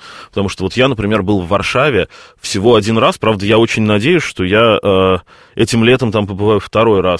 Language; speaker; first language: Russian; native; Russian